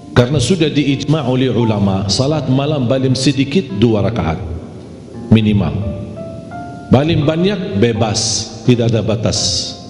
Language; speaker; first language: Indonesian; non-native, fluent; Arabic